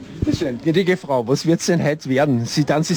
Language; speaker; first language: German; native; German